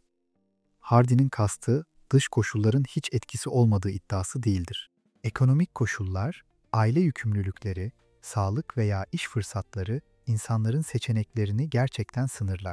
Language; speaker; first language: Turkish; native; Turkish